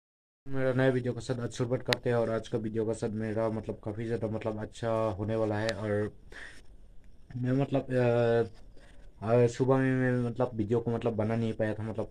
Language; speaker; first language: Hindi; non-native, local second language; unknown